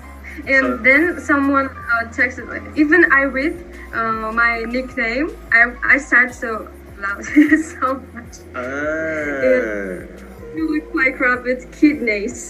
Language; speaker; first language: English; non-native, learner; Russian